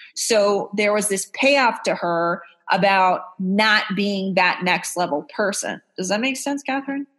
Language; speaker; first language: English; native; English